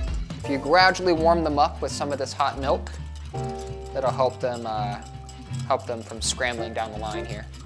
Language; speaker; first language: English; native; English